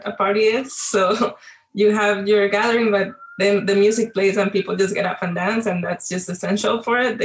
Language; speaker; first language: English; non-native, fluent; Spanish